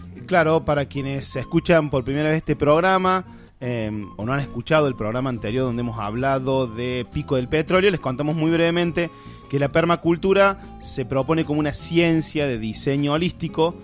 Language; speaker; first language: Spanish; native; Spanish